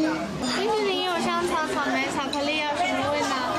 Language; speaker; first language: Chinese; native; Chinese